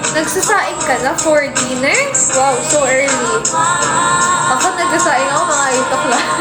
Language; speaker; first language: Filipino; native; Filipino